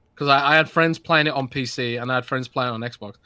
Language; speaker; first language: English; native; English